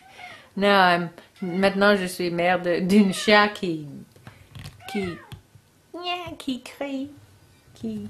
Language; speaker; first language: French; non-native, learner; English